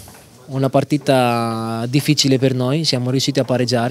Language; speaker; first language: Italian; non-native, fluent; Greek